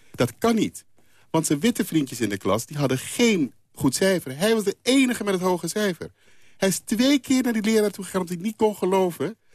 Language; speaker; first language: Dutch; non-native, local second language; Papiamento